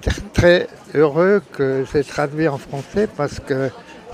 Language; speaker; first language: French; non-native, local second language; German